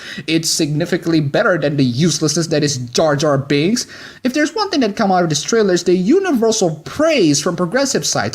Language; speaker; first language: English; non-native, fluent; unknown